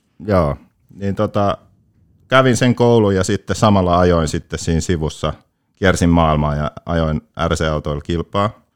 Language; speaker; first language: Finnish; early bilingual, other home language; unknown